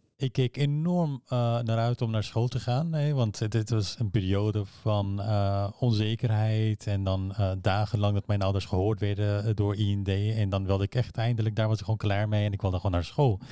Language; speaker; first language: Dutch; early bilingual, other home language; Persian